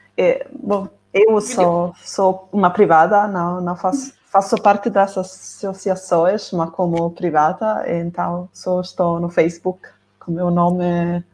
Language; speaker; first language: Portuguese; non-native, fluent; Italian